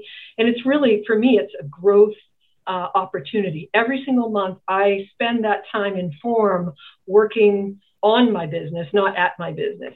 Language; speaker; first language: English; native; English